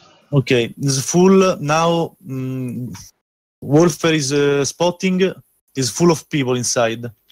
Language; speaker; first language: English; non-native, learner; Italian